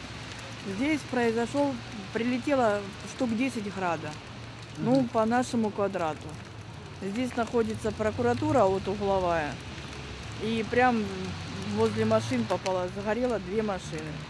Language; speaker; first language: Russian; native; Russian